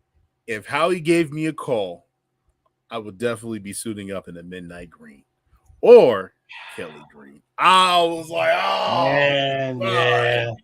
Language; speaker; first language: English; native; English